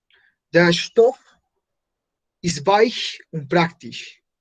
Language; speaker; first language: German; non-native, fluent; Spanish